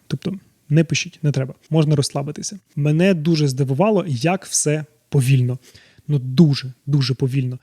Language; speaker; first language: Ukrainian; non-native, local second language; Russian